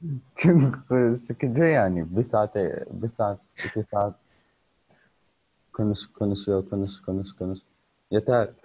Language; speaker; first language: Turkish; non-native, learner; Arabic